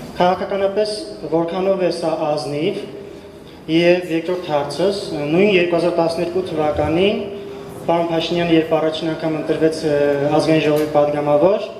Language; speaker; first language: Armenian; native; Armenian